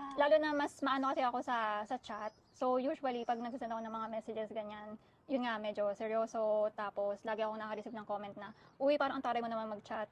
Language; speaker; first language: Filipino; native; Filipino